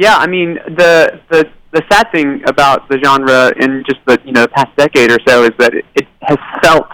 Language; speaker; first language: English; native; English